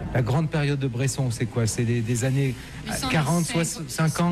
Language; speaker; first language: French; native; French